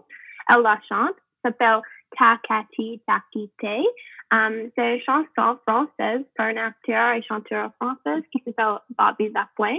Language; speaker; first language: French; non-native, learner; English